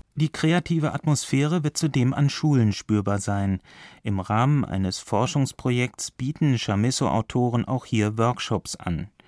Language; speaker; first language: German; native; German